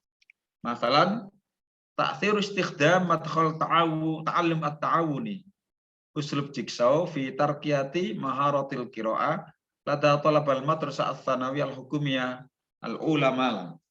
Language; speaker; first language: Arabic; non-native, fluent; Indonesian